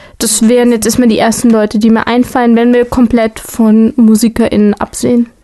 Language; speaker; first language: German; native; German